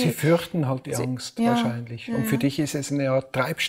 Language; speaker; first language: German; native; German